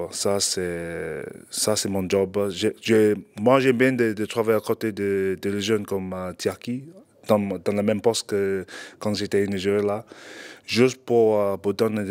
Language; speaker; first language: French; non-native, fluent; English